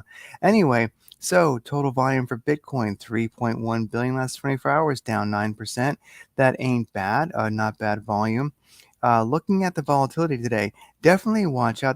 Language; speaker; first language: English; native; English